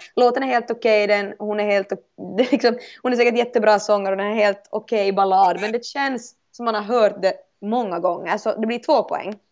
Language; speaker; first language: Swedish; native; Swedish